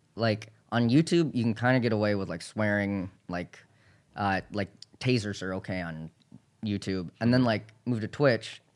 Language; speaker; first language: English; native; English